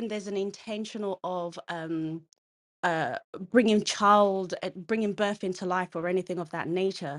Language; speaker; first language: English; non-native, local second language; Kikuyu